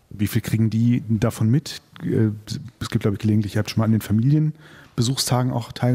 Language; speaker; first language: German; native; German